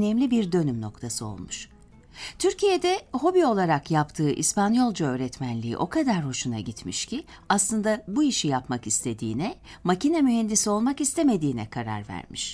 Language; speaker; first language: Turkish; native; Turkish